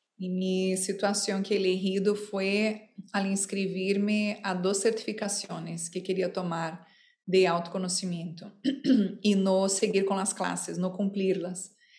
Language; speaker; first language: Spanish; non-native, fluent; Portuguese